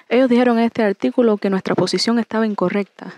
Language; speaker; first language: Spanish; non-native, fluent; English